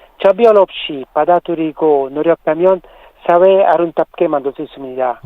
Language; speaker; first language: Korean; non-native, learner; Italian